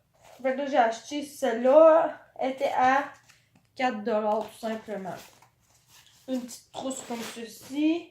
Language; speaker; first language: French; native; French